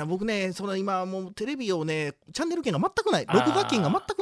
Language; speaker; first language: Japanese; native; Japanese